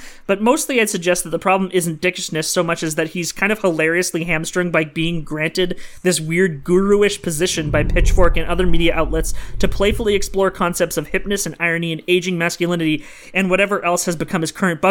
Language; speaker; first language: English; native; English